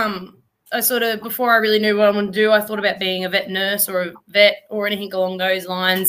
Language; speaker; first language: English; native; English